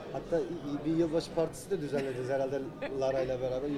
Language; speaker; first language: Turkish; native; Turkish